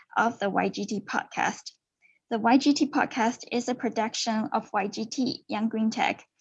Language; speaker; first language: English; non-native, fluent; Chinese